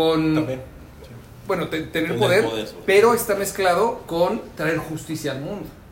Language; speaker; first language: Spanish; native; Spanish